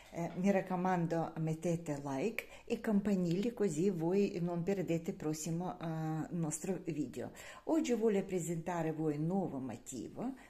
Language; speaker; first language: Italian; non-native, learner; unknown